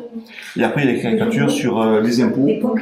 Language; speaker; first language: French; native; French